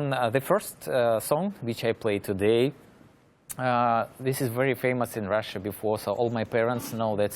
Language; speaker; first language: English; non-native, learner; Russian